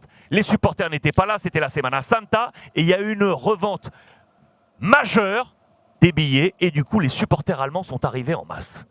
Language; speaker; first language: French; native; French